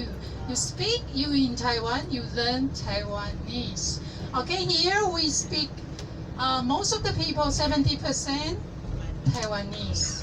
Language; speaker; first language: English; non-native, learner; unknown